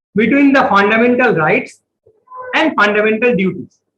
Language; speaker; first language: English; non-native, local second language; Bangla